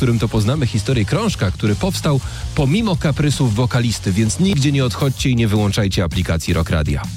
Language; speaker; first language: Polish; native; Polish